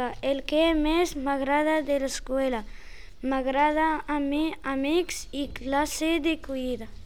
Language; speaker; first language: Catalan; non-native, learner; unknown